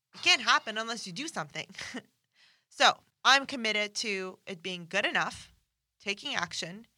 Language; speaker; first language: English; non-native, fluent; Persian